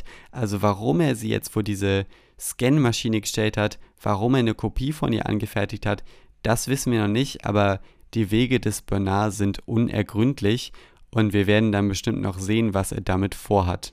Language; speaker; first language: German; native; German